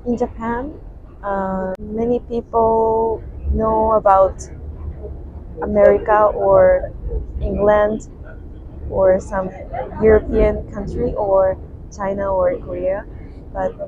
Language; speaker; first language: English; non-native, learner; Japanese